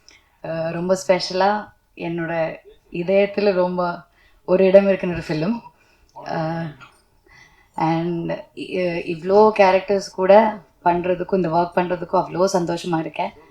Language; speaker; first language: Tamil; non-native, learner; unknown